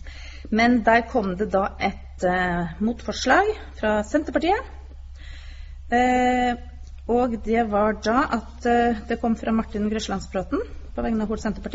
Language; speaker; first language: Norwegian; native; Norwegian